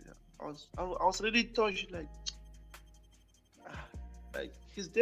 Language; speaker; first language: English; non-native, local second language; Hausa